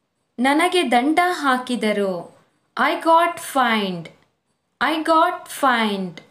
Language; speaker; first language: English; non-native, local second language; Kannada